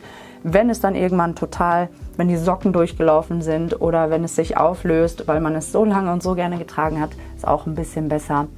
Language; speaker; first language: German; native; German